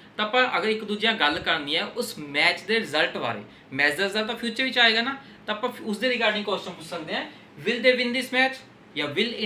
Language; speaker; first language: Hindi; non-native, local second language; Punjabi